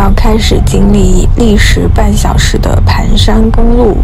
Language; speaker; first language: Chinese; native; Chinese